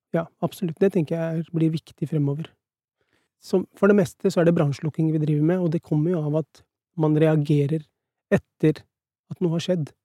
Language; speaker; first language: Norwegian; early bilingual, other home language; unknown